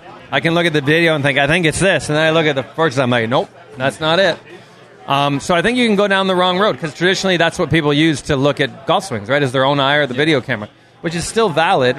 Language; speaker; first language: English; native; English